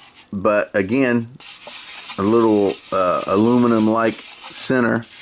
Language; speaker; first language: English; native; English